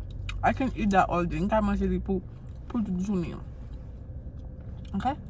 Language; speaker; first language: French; non-native, learner; Haitian Creole